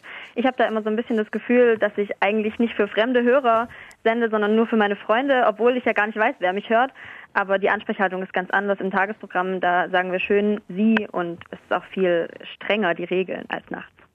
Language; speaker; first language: German; native; German